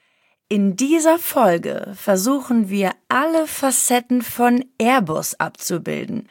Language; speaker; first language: German; native; German